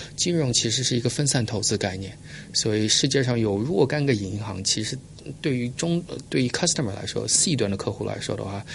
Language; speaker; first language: Chinese; early bilingual, heritage; Chinese